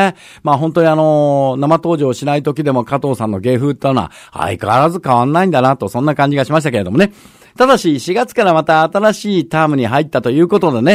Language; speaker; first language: Japanese; native; Japanese